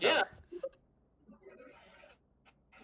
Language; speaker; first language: English; non-native, learner; Filipino